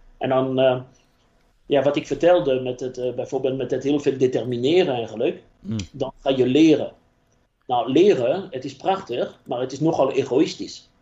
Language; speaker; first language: Dutch; non-native, fluent; French